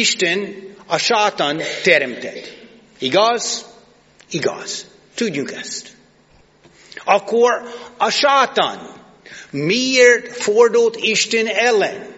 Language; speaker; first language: Hungarian; non-native, fluent; English